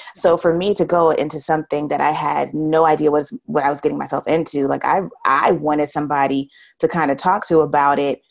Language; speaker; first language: English; native; English